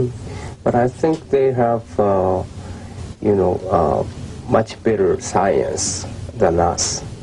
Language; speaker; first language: English; non-native, learner; Japanese